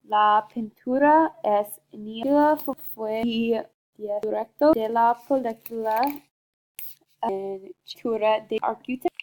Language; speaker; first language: Spanish; non-native, learner; English